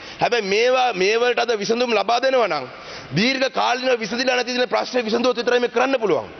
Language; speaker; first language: Sinhala; non-native, local second language; Tamil